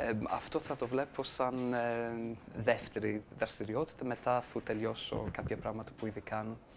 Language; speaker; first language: Greek; non-native, fluent; English